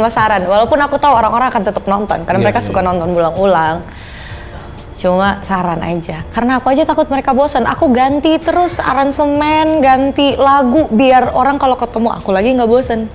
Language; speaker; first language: Indonesian; native; Indonesian